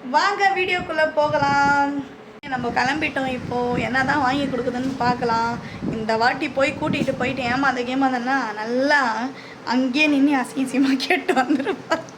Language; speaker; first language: Tamil; native; Tamil